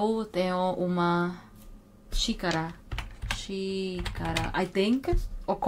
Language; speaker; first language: Portuguese; non-native, learner; English